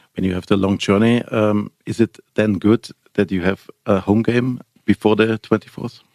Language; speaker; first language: English; non-native, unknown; German